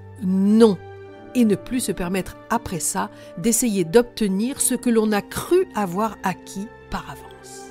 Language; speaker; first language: French; native; French